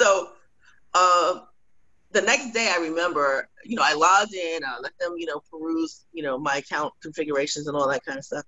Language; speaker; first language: English; native; English